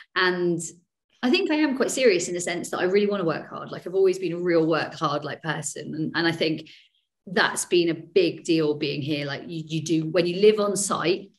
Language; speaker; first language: English; native; English